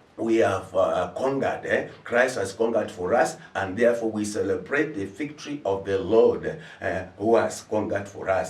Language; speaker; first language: English; non-native, local second language; Swahili